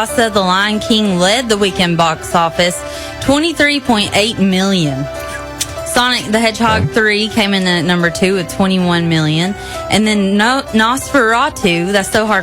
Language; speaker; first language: English; native; English